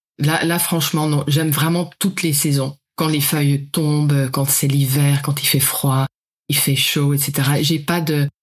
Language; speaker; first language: French; non-native, fluent; Dutch